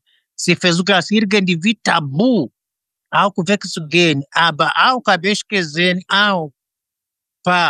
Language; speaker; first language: German; non-native, fluent; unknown